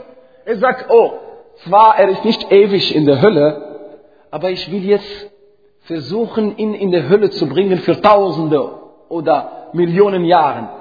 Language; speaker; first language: German; non-native, fluent; Arabic